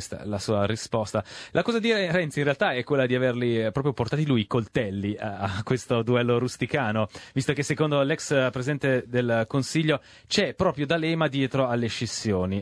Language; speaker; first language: Italian; native; Italian